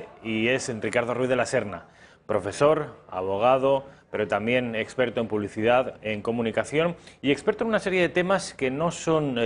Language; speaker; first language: Spanish; native; Spanish